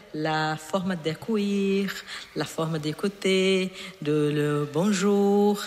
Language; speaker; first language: French; non-native, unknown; Portuguese